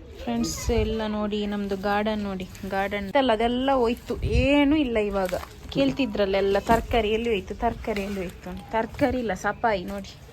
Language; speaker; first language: Kannada; non-native, local second language; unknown